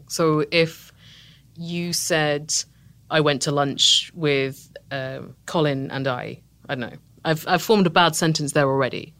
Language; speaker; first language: English; native; English